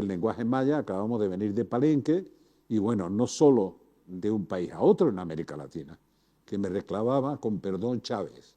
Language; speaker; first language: Spanish; native; Spanish